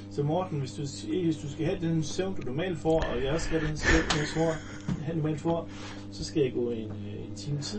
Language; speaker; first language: Danish; native; Danish